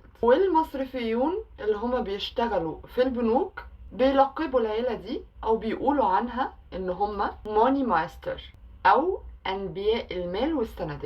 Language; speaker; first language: Arabic; native; Arabic